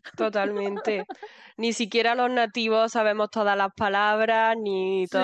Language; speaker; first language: Spanish; native; Spanish